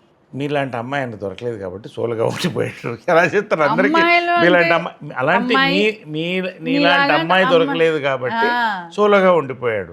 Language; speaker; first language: Telugu; native; Telugu